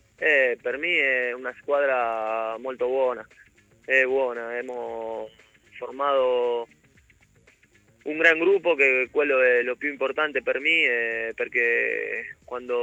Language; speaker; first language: Italian; non-native, learner; Spanish